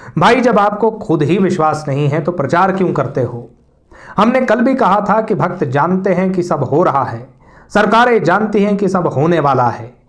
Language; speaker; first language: Hindi; native; Hindi